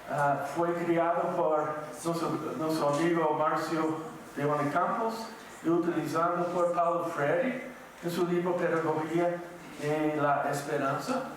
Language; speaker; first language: Portuguese; non-native, fluent; English